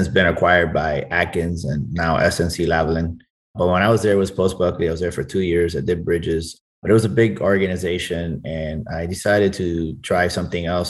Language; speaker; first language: English; native; English